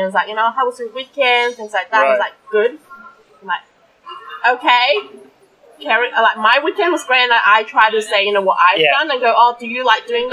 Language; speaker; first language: English; non-native, local second language; Cantonese